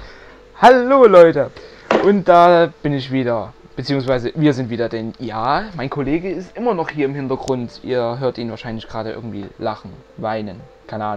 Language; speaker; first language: German; native; German